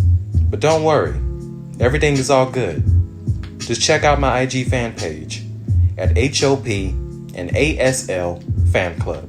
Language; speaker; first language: English; native; English